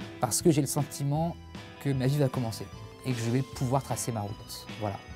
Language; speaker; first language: French; native; French